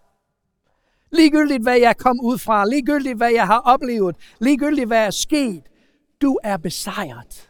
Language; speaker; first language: Danish; non-native, fluent; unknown